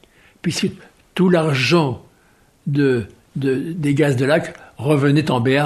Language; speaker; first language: French; native; French